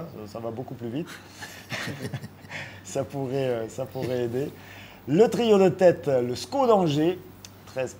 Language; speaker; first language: French; native; French